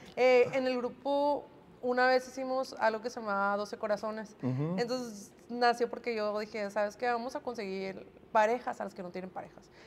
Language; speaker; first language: Spanish; native; Spanish